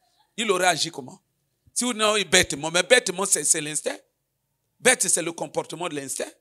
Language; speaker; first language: French; non-native, local second language; Lingala